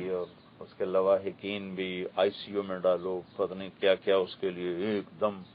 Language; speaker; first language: Urdu; non-native, local second language; Punjabi